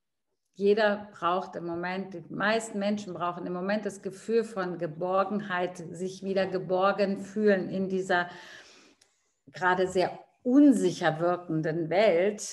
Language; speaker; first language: German; native; German